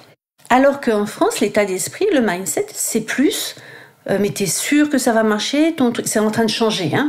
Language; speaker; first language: French; native; French